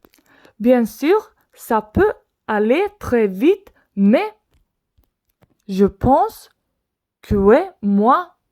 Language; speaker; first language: French; non-native, learner; Swedish